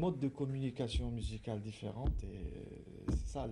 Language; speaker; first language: French; non-native, local second language; Arabic